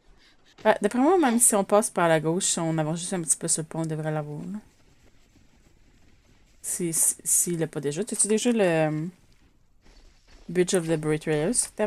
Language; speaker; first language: French; native; French